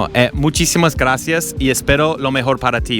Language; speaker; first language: Spanish; non-native, learner; English